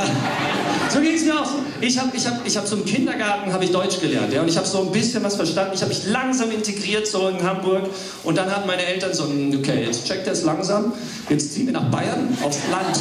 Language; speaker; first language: German; early bilingual, other home language; English